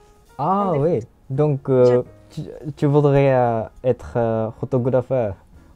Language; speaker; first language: French; non-native, learner; Japanese